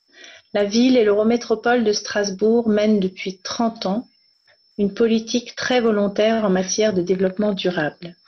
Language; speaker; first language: French; native; French